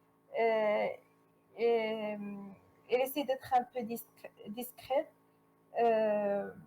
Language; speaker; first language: French; non-native, local second language; Arabic